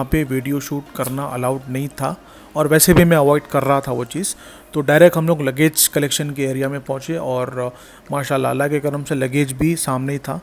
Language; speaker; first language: Hindi; native; Hindi